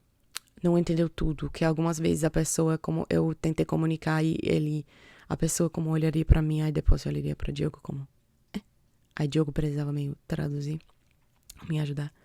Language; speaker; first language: Portuguese; non-native, fluent; English